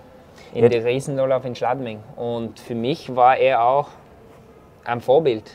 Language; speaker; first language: German; non-native, fluent; Norwegian